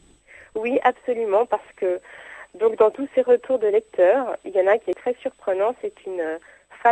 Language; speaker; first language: French; native; French